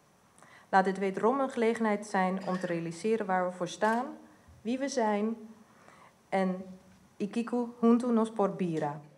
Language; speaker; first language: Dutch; non-native, local second language; Papiamento